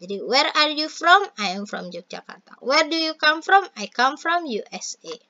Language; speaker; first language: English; non-native, fluent; Indonesian